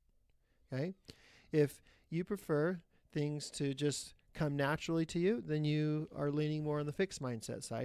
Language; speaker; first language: English; native; English